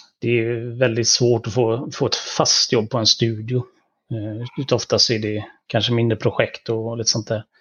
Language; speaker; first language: Swedish; native; Swedish